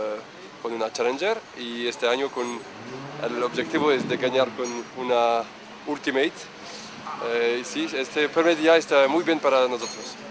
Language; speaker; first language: Spanish; non-native, learner; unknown